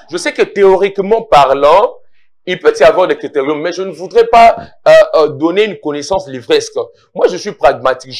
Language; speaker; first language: French; non-native, local second language; Lingala